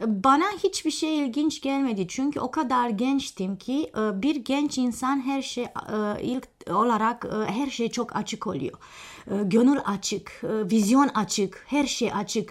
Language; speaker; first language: Turkish; non-native, fluent; Romanian